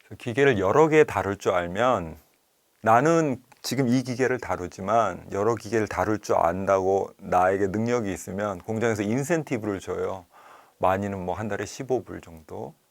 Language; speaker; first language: Korean; native; Korean